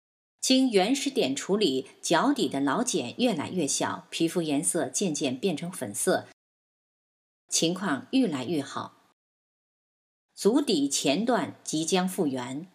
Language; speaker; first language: Chinese; native; Chinese